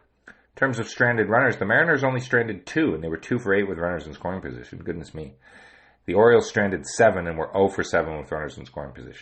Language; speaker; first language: English; native; English